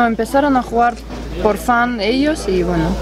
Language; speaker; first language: Spanish; non-native, fluent; Russian